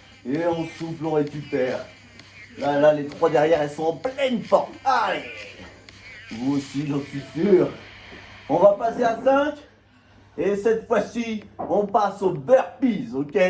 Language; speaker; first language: French; native; French